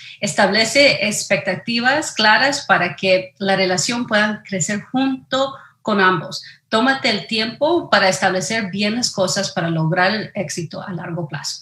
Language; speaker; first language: Spanish; early bilingual, heritage; Spanish